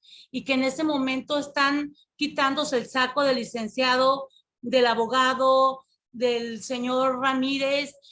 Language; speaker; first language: Spanish; native; Spanish